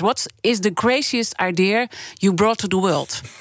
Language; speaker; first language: English; non-native, fluent; Dutch